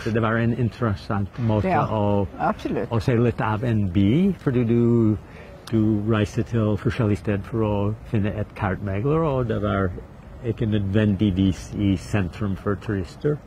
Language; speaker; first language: Norwegian; non-native, learner; English